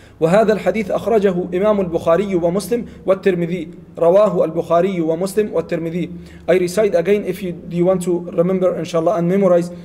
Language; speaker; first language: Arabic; non-native, fluent; Malay